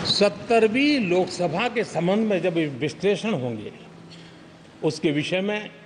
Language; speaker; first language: Hindi; non-native, local second language; Gujarati